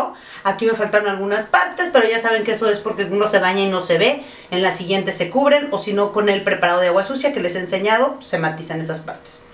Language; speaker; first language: Spanish; native; Spanish